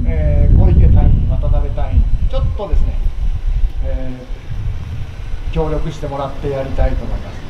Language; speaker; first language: Japanese; native; Japanese